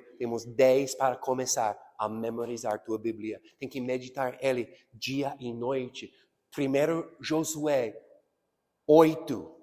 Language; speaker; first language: Portuguese; non-native, fluent; English